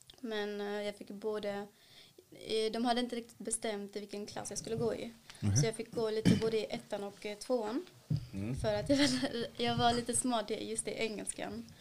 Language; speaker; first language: Swedish; early bilingual, other home language; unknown